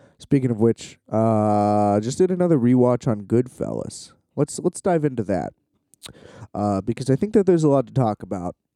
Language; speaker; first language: English; native; English